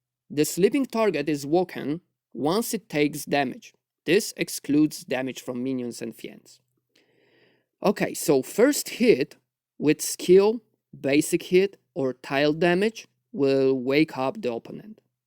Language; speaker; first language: English; non-native, fluent; Polish